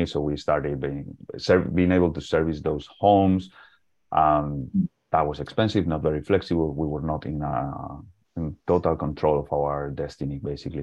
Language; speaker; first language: English; non-native, fluent; Spanish